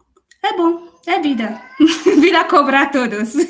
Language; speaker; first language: Portuguese; non-native, learner; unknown